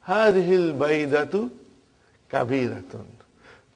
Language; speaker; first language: Arabic; non-native, fluent; Urdu